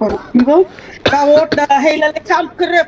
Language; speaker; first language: Dutch; non-native, local second language; Papiamento